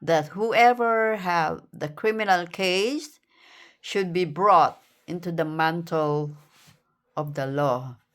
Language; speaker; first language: English; non-native, local second language; Filipino